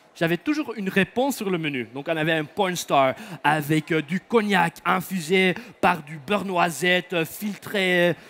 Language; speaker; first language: French; non-native, fluent; Dutch